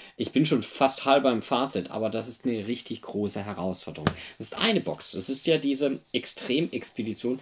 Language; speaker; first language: German; native; German